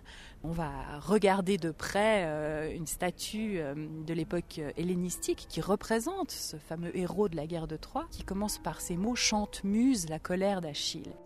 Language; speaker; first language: French; native; French